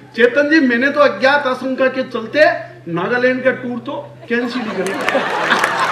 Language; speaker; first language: Hindi; non-native, local second language; Marwari